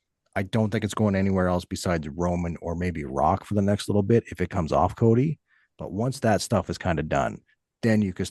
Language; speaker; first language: English; native; English